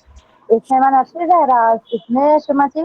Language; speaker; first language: Persian; non-native, learner; Urdu